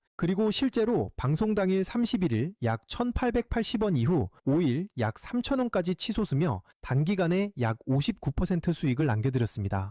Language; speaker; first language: Korean; native; Korean